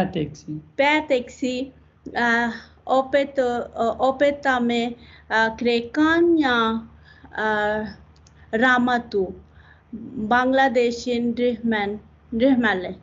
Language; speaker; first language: Finnish; non-native, learner; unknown